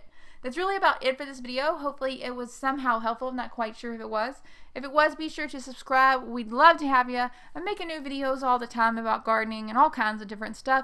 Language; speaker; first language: English; native; English